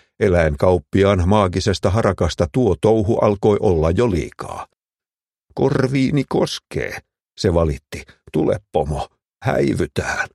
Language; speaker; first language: Finnish; native; Finnish